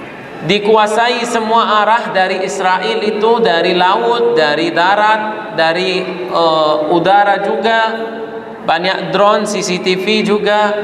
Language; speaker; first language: Indonesian; non-native, fluent; Arabic